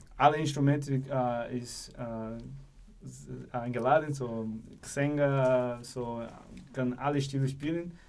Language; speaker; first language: German; non-native, learner; Portuguese